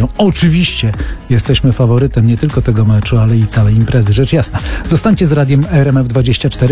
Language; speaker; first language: Polish; native; Polish